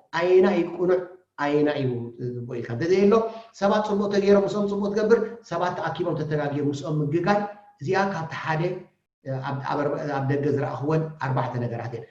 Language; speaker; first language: Tigrinya; native; Tigrinya